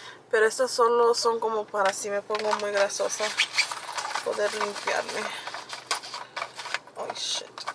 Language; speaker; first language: Spanish; early bilingual, heritage; Spanish